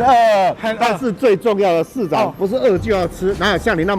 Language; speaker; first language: Chinese; native; Chinese